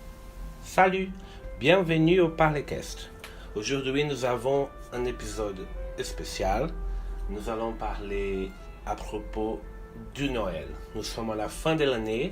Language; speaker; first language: French; non-native, fluent; Portuguese